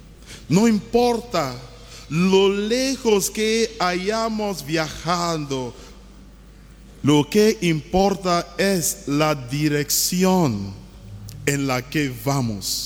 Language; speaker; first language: Spanish; non-native, learner; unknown